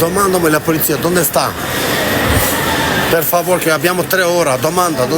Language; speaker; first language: Italian; non-native, fluent; Albanian